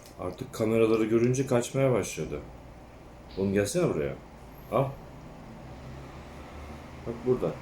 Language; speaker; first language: Turkish; native; Turkish